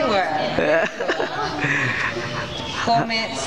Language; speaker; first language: English; non-native, learner; Italian